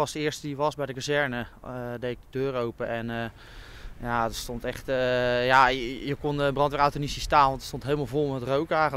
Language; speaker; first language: Dutch; native; Dutch